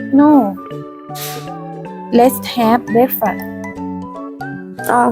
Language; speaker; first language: English; non-native, learner; Thai